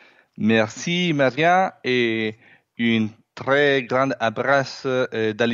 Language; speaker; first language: French; non-native, fluent; Italian